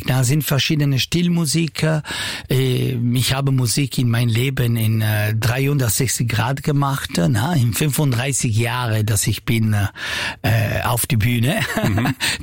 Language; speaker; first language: German; non-native, learner; Italian